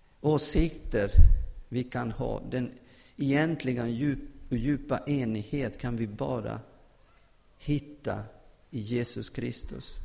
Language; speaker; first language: Swedish; non-native, fluent; Spanish